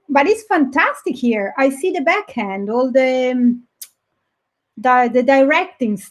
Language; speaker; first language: English; non-native, fluent; Italian